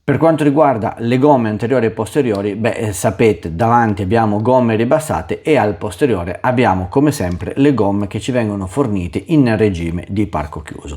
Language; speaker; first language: Italian; native; Italian